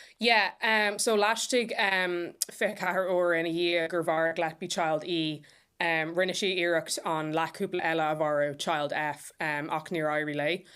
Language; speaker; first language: Irish; non-native, local second language; English